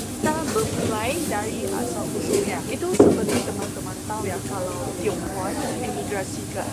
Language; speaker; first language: Indonesian; non-native, fluent; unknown